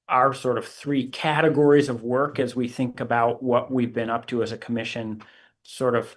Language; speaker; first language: English; native; English